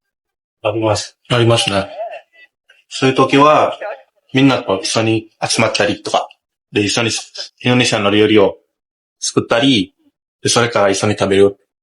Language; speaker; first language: Japanese; non-native, fluent; Indonesian